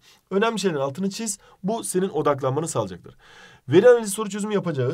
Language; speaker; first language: Turkish; native; Turkish